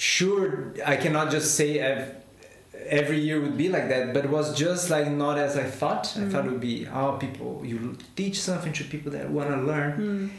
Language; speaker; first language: English; non-native, fluent; Portuguese